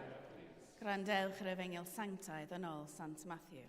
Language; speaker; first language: Welsh; native; Welsh